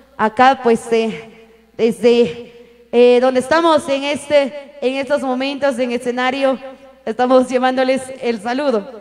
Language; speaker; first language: Spanish; native; Spanish